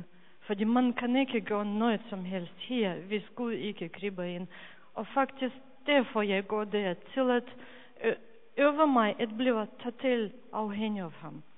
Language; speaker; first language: Danish; non-native, fluent; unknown